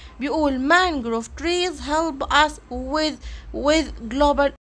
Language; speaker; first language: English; non-native, fluent; Arabic